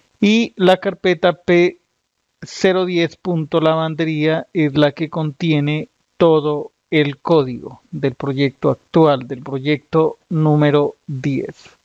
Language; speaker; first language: Spanish; native; Spanish